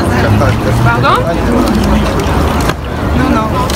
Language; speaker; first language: French; non-native, fluent; Russian